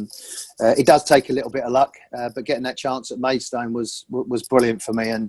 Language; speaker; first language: English; native; English